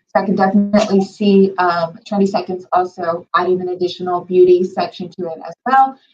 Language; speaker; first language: English; non-native, fluent; Russian